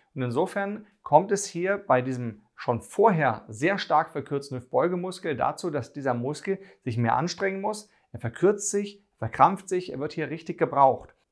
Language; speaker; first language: German; native; German